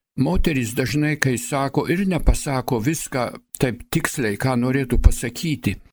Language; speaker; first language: Lithuanian; early bilingual, heritage; Lithuanian